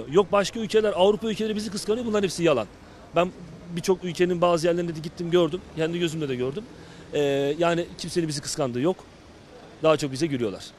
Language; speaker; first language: Turkish; native; Turkish